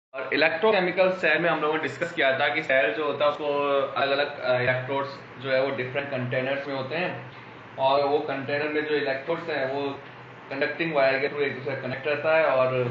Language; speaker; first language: Hindi; native; Hindi